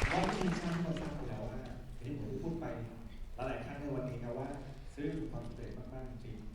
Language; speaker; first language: Thai; native; Thai